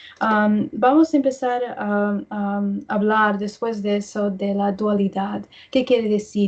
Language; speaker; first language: Spanish; early bilingual, heritage; English